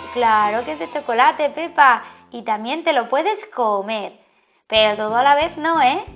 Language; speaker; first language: Spanish; native; Spanish